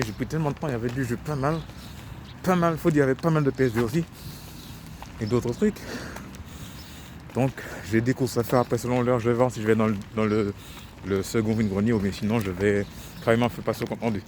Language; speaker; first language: French; native; French